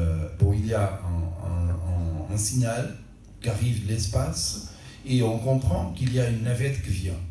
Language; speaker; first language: French; non-native, local second language; Portuguese